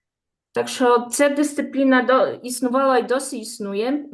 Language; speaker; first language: Ukrainian; non-native, fluent; Polish